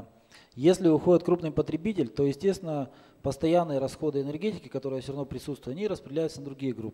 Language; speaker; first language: Russian; native; Russian